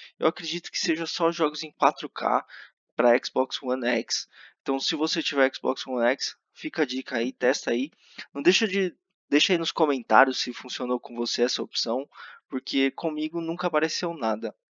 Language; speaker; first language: Portuguese; native; Portuguese